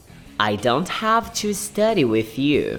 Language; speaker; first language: English; non-native, fluent; Portuguese